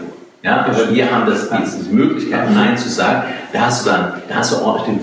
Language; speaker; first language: German; native; German